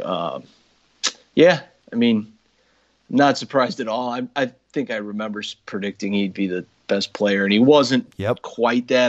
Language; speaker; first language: English; native; English